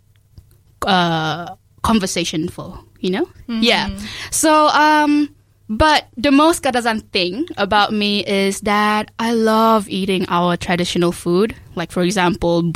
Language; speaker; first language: English; non-native, local second language; Malay